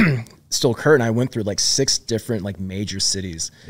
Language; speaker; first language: English; native; English